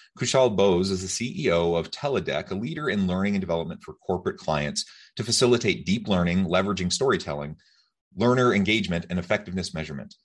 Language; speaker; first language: English; native; English